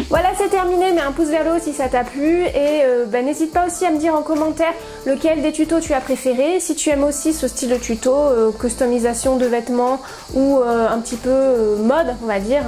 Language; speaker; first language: French; native; French